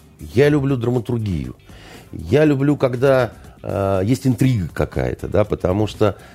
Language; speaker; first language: Russian; native; Russian